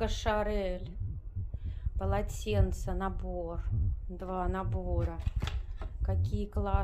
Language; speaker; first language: Russian; native; Russian